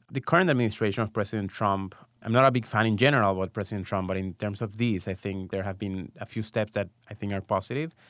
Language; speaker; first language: English; non-native, fluent; Spanish